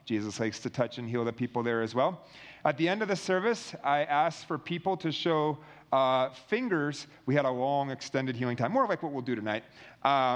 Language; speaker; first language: English; native; English